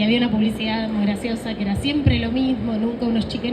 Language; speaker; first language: Spanish; native; Spanish